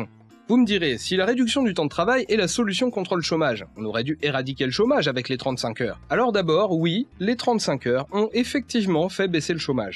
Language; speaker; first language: French; native; French